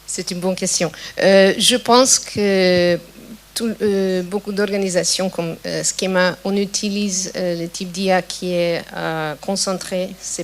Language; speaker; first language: French; non-native, fluent; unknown